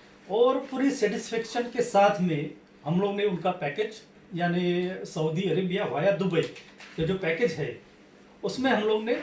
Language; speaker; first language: Hindi; native; Hindi